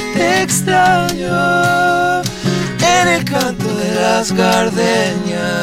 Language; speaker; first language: Spanish; native; Spanish